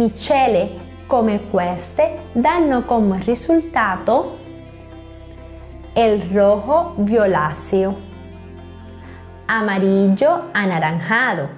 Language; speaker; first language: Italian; non-native, fluent; Spanish